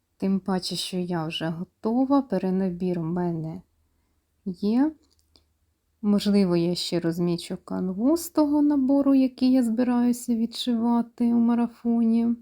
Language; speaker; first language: Ukrainian; non-native, local second language; Russian